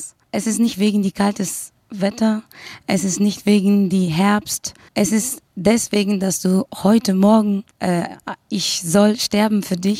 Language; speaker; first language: German; non-native, learner; Kurdish